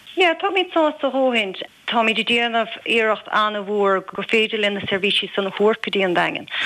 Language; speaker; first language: Irish; native; Irish